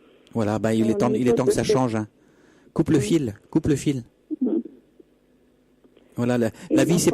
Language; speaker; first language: French; native; French